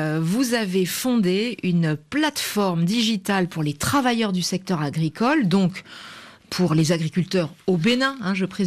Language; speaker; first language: French; native; French